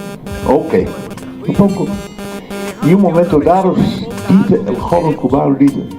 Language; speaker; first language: Spanish; non-native, fluent; Dutch